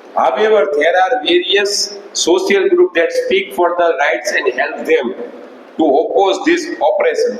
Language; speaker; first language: English; non-native, local second language; Gujarati